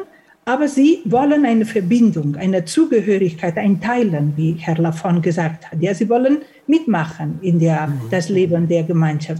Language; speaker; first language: German; non-native, fluent; Catalan